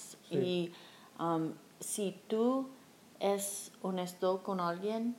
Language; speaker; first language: Spanish; non-native, learner; English